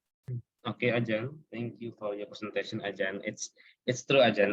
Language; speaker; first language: English; non-native, learner; Indonesian